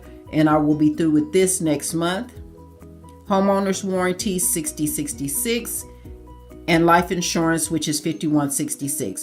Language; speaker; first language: English; native; English